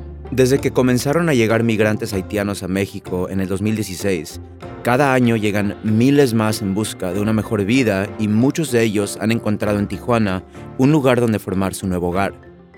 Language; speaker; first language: Spanish; native; Spanish